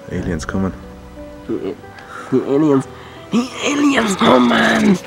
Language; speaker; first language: German; non-native, local second language; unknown